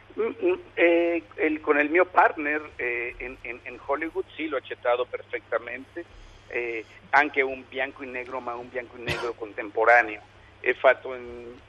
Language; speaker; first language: Italian; non-native, learner; Spanish